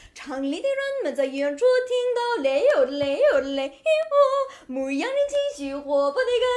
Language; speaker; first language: Chinese; non-native, fluent; English